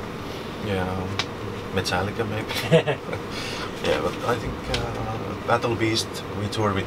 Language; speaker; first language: English; non-native, fluent; Finnish